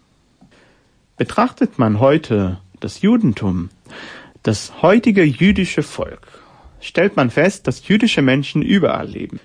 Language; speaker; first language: German; non-native, fluent; Hebrew